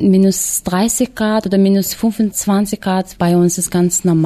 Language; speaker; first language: German; non-native, fluent; Mongolian